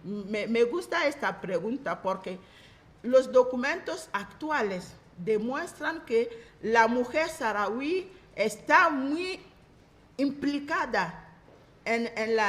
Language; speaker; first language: Spanish; non-native, fluent; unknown